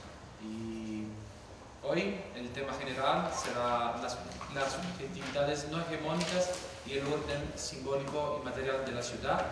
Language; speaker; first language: Spanish; non-native, fluent; Italian